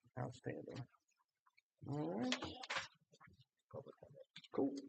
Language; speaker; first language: English; native; English